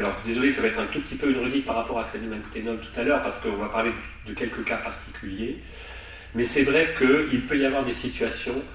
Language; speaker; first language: French; native; French